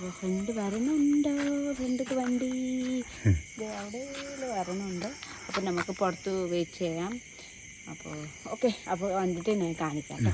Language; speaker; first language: Malayalam; non-native, learner; Nepali